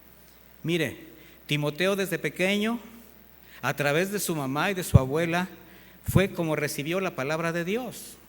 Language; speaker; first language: Spanish; native; Spanish